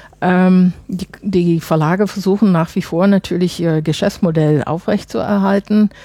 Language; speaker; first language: German; non-native, fluent; English